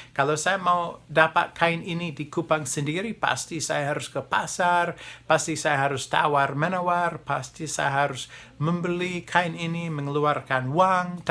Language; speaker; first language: Indonesian; non-native, fluent; English